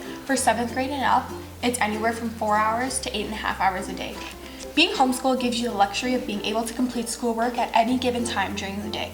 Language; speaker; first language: English; native; English